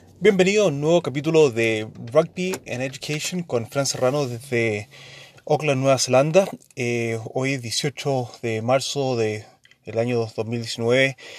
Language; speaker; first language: Spanish; early bilingual, heritage; Spanish